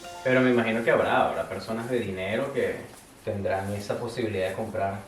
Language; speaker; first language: Spanish; native; Spanish